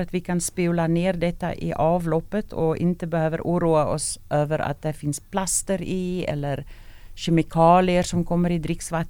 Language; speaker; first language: Swedish; non-native, fluent; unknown